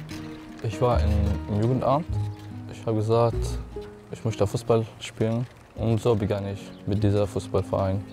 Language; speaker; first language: German; non-native, learner; Arabic